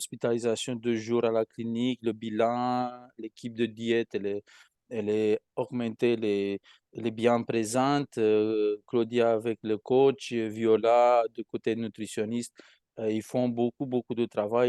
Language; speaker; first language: French; non-native, fluent; Romanian